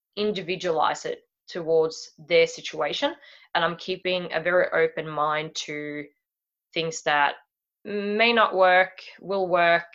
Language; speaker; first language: English; non-native, fluent; Swedish